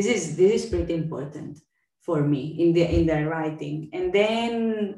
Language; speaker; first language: English; non-native, fluent; Spanish